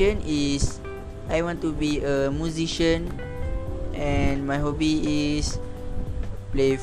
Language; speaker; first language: English; non-native, local second language; Malay